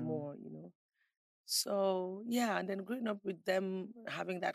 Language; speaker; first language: English; non-native, local second language; Ibibio